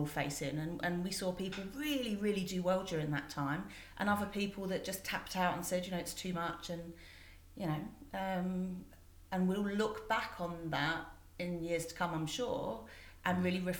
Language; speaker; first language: English; native; English